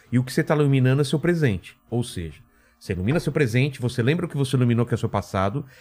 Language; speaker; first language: Portuguese; native; Portuguese